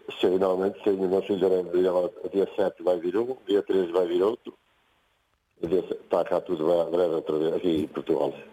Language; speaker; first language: Portuguese; native; Portuguese